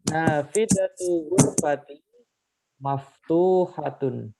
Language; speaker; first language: Arabic; non-native, fluent; Indonesian